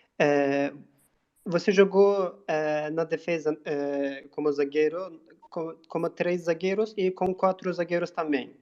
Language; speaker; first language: Portuguese; non-native, fluent; Turkish